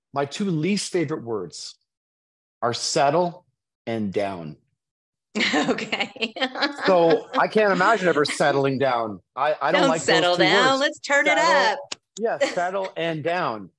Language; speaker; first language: English; native; English